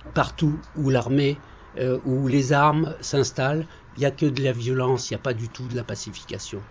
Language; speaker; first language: French; native; French